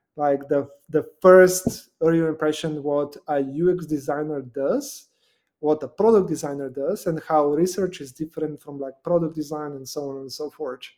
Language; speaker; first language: English; non-native, fluent; Bulgarian